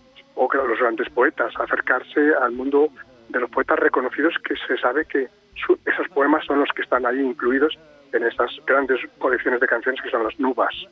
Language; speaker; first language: Spanish; native; Spanish